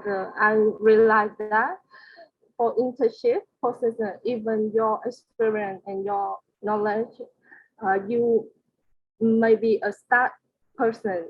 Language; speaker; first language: English; non-native, learner; Vietnamese